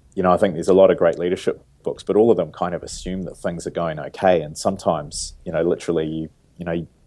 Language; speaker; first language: English; native; English